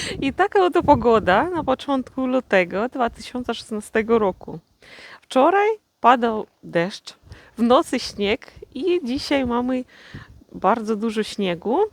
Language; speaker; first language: Polish; early bilingual, heritage; Polish